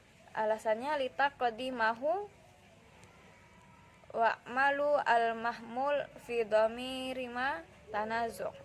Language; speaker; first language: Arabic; non-native, learner; Indonesian